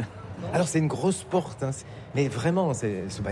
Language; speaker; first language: French; native; French